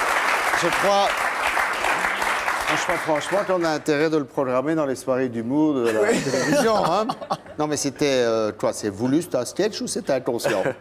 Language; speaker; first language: French; native; French